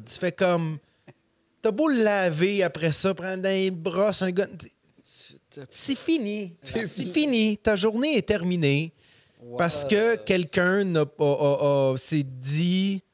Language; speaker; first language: French; native; French